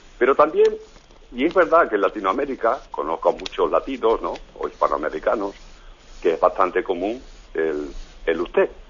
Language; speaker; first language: Spanish; native; Spanish